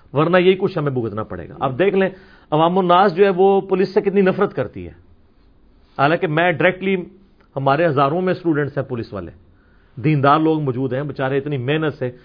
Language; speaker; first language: Urdu; non-native, local second language; Punjabi